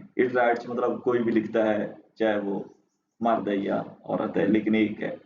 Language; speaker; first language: Urdu; non-native, local second language; Punjabi